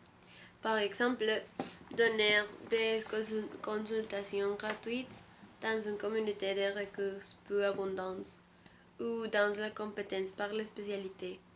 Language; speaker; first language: French; non-native, learner; Spanish